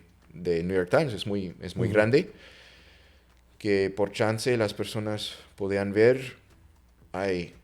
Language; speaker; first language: Spanish; non-native, fluent; English